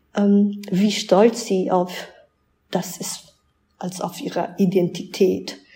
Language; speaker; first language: German; early bilingual, other home language; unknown